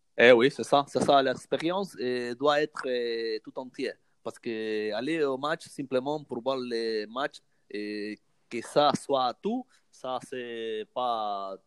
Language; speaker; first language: French; non-native, learner; Spanish